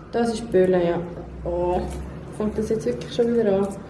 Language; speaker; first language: German; native; German